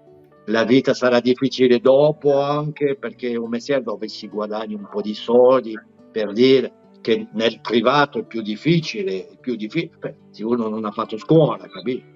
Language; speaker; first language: Italian; non-native, fluent; French